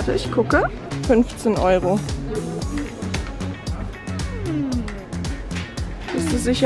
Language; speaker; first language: German; native; German